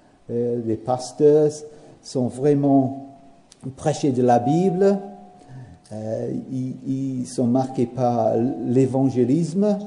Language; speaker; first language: French; non-native, learner; English